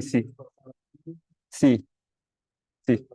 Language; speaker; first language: Spanish; non-native, learner; Portuguese